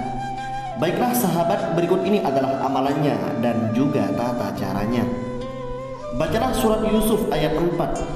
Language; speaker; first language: Indonesian; native; Indonesian